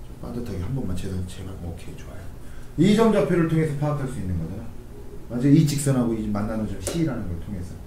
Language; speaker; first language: Korean; native; Korean